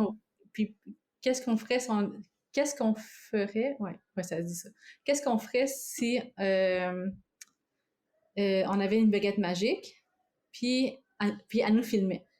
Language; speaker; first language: French; native; French